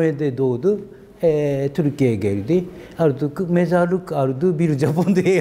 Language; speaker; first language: Turkish; non-native, learner; Japanese